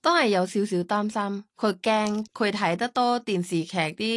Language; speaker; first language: Cantonese; non-native, learner; Thai